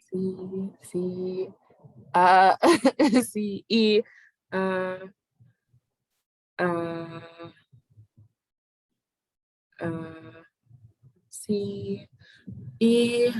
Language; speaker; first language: Spanish; non-native, learner; English